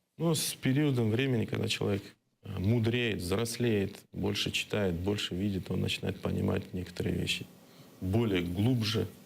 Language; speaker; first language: Russian; non-native, local second language; Crimean Tatar